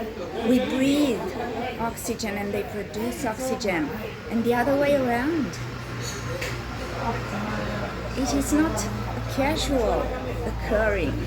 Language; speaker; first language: English; non-native, fluent; Italian